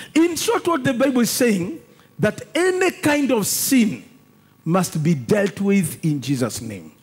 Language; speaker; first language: English; non-native, local second language; Swahili